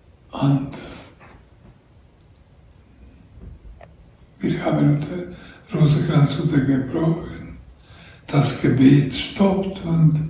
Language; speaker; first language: German; non-native, learner; Croatian